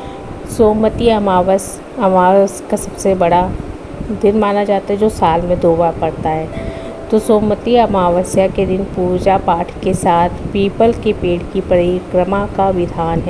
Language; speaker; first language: Hindi; native; Hindi